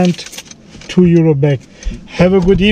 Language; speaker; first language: English; non-native, learner; Turkish